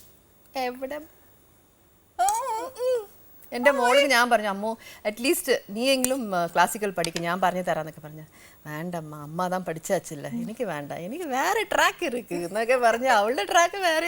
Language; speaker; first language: Malayalam; non-native, fluent; Telugu